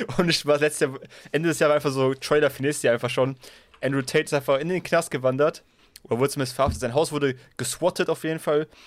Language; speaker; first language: German; early bilingual, other home language; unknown